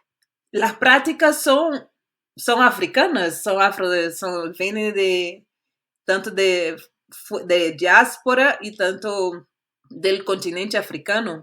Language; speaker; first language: Spanish; non-native, fluent; Portuguese